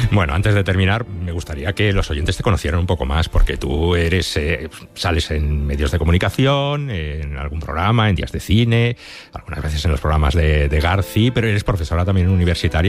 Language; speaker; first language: Spanish; native; Spanish